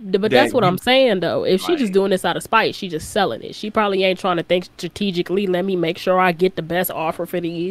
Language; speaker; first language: English; native; English